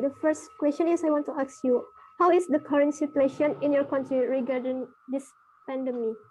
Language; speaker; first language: English; non-native, learner; Indonesian